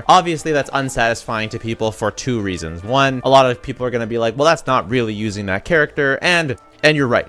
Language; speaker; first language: English; native; English